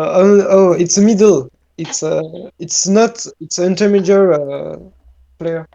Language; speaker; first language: English; non-native, learner; French